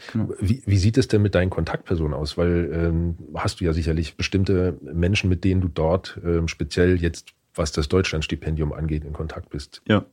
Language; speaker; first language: German; native; German